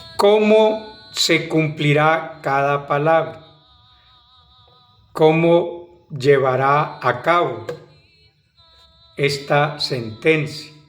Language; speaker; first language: Spanish; native; Spanish